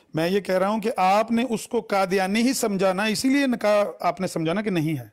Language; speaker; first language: Urdu; non-native, local second language; Punjabi